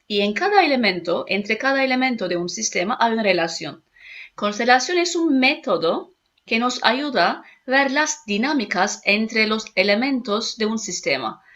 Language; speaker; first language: Spanish; non-native, fluent; Turkish